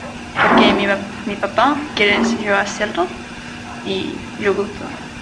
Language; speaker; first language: Spanish; non-native, learner; English